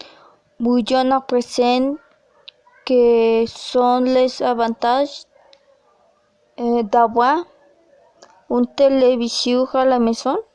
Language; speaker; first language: French; non-native, learner; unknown